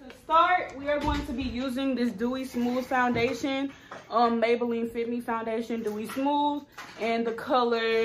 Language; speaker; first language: English; native; English